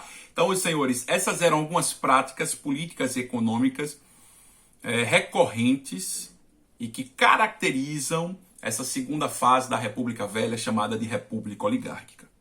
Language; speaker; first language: Portuguese; native; Portuguese